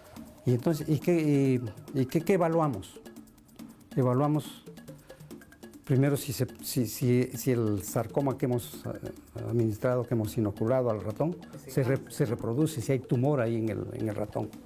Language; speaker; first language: Spanish; native; Spanish